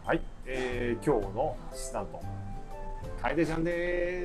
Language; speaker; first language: Japanese; native; Japanese